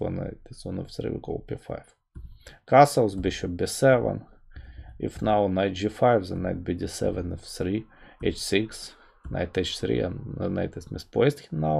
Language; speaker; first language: English; non-native, fluent; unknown